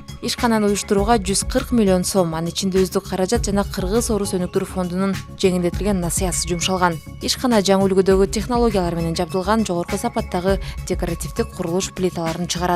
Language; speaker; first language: Kyrgyz; native; Kyrgyz